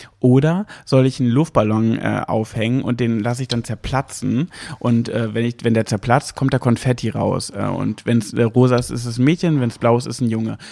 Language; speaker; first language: German; native; German